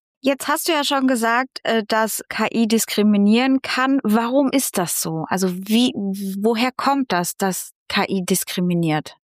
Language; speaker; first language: German; early bilingual, other home language; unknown